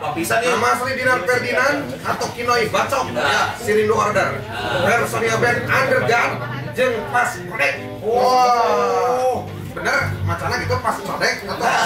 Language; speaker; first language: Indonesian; non-native, local second language; Sundanese